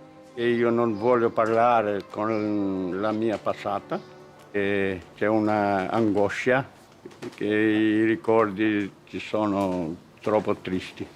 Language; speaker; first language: Italian; non-native, learner; Albanian